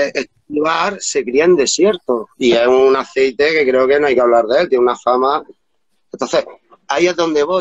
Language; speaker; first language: Spanish; native; Spanish